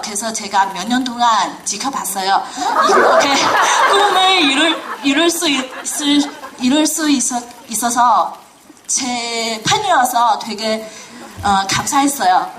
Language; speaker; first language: Korean; non-native, fluent; Chinese